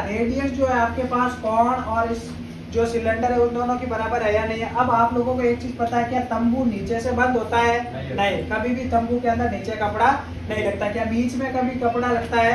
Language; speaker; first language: Hindi; native; Hindi